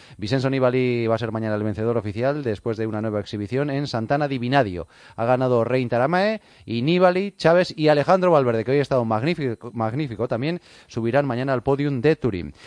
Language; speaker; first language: Spanish; native; Spanish